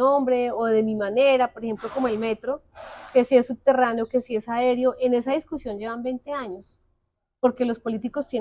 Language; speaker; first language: Spanish; native; Spanish